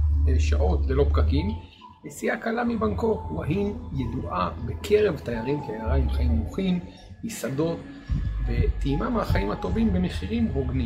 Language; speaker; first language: Hebrew; native; Hebrew